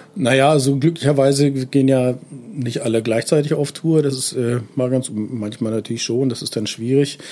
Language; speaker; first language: German; native; German